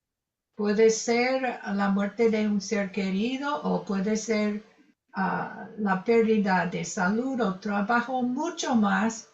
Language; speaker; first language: Spanish; non-native, fluent; English